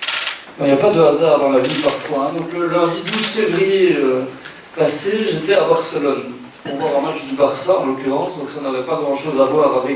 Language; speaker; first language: French; native; French